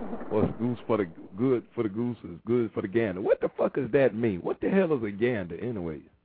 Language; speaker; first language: English; native; English